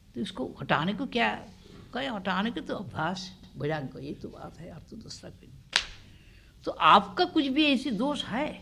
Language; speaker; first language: Hindi; non-native, local second language; Bangla